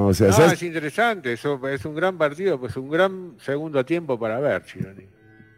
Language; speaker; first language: Spanish; native; Spanish